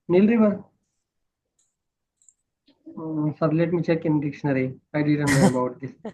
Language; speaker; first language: English; non-native, learner; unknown